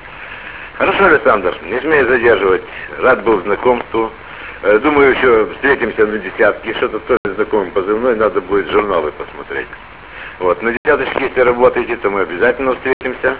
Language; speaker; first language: Russian; native; Russian